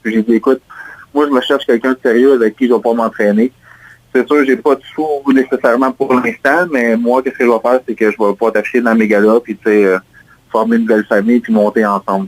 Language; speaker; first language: French; native; French